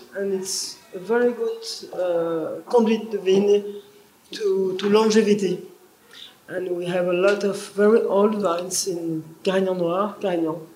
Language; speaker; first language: English; non-native, learner; French